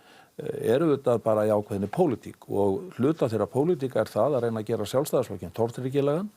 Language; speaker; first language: Icelandic; native; Icelandic